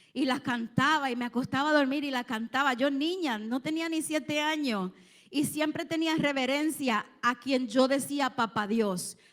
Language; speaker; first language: Spanish; early bilingual, heritage; Spanish